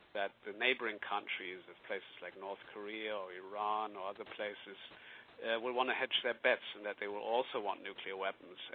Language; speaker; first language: English; non-native, fluent; German